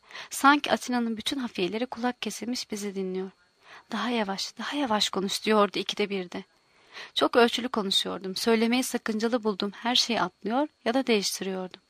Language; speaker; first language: Turkish; native; Turkish